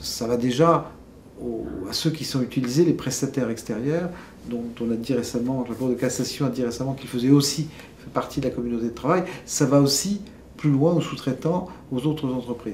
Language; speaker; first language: French; native; French